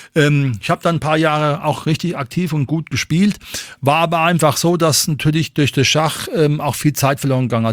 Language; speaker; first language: German; native; German